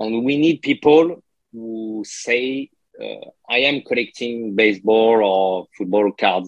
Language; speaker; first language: English; non-native, learner; French